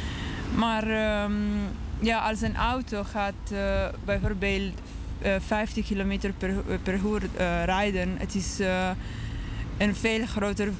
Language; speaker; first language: Dutch; non-native, learner; English